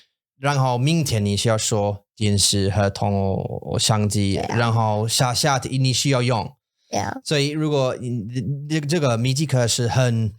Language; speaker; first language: Chinese; non-native, learner; English